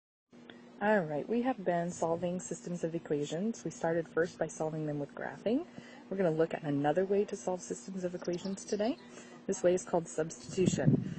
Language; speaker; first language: English; native; English